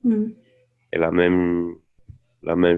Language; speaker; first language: French; non-native, learner; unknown